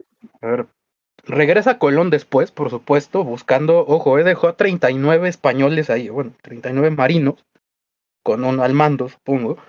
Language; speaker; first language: Spanish; native; Spanish